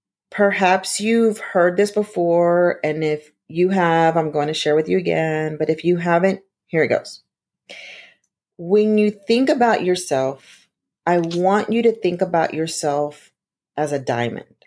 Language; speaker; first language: English; early bilingual, other home language; Spanish